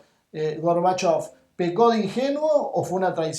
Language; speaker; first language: Spanish; native; Spanish